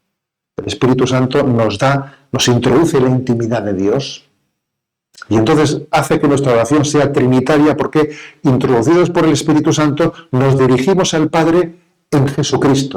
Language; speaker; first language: Spanish; native; Spanish